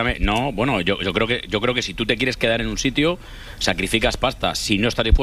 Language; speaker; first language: Spanish; native; Spanish